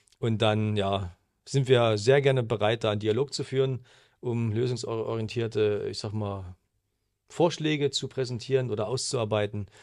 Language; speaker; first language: German; native; German